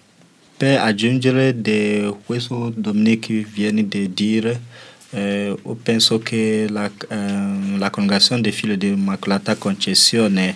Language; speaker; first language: Italian; non-native, learner; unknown